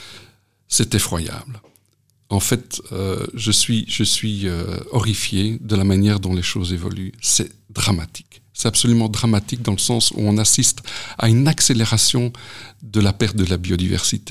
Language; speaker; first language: French; native; French